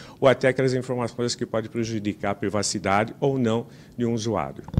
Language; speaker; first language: Portuguese; native; Portuguese